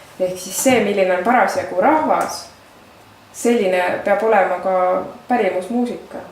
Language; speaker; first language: Estonian; native; Estonian